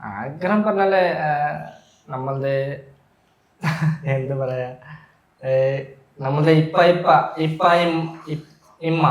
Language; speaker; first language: Malayalam; non-native, learner; Bangla